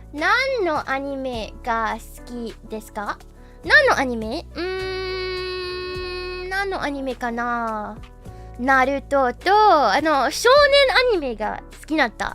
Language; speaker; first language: Japanese; non-native, learner; English